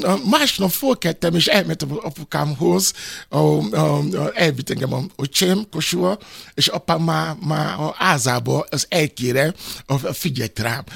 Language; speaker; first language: Hungarian; non-native, fluent; Yoruba